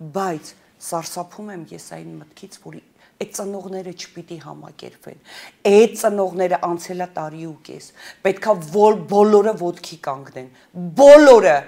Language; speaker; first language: Armenian; early bilingual, heritage; Armenian